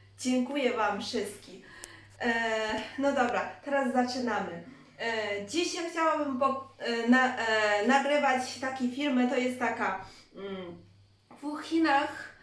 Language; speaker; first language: Polish; non-native, learner; Chinese